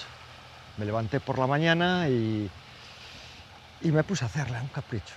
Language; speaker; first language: Spanish; native; Spanish